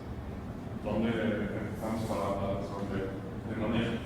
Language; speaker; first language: Spanish; non-native, learner; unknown